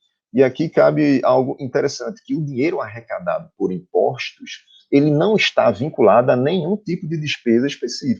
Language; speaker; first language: Portuguese; native; Portuguese